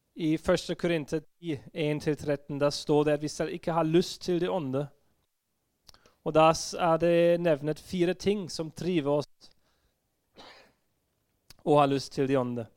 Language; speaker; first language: Norwegian; non-native, fluent; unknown